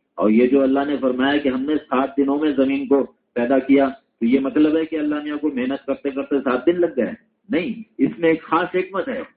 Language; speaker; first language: Urdu; native; Urdu